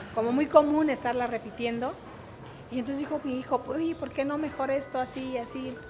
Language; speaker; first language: Spanish; native; Spanish